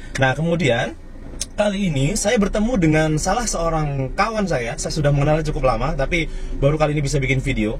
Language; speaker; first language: Indonesian; native; Indonesian